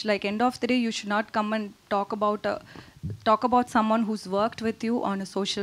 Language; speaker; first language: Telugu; non-native, learner; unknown